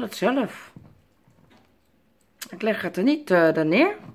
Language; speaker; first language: Dutch; native; Dutch